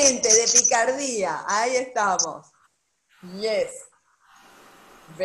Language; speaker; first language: Spanish; native; Spanish